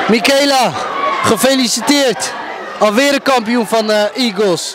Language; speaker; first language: Dutch; native; Dutch